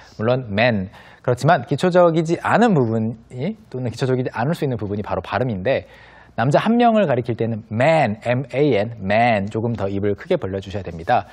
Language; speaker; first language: Korean; native; Korean